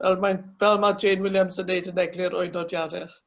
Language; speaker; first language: Welsh; native; Welsh